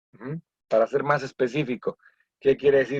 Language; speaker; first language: Spanish; native; Spanish